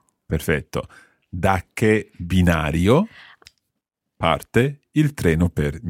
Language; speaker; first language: Italian; non-native, fluent; English